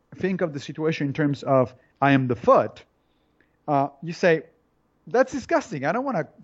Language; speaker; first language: English; non-native, fluent; Italian